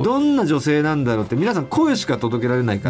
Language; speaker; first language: Japanese; native; Japanese